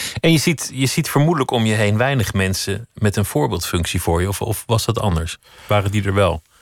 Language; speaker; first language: Dutch; native; Dutch